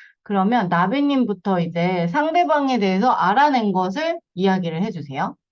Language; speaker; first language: Korean; native; Korean